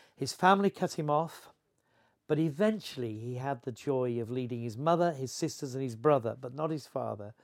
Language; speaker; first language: English; native; English